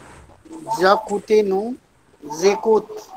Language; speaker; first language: French; non-native, fluent; Hindi